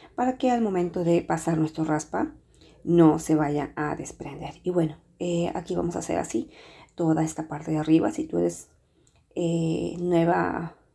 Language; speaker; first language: Spanish; native; Spanish